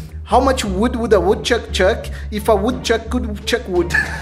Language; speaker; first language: English; non-native, learner; Portuguese